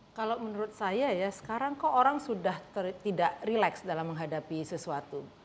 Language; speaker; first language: Indonesian; native; Indonesian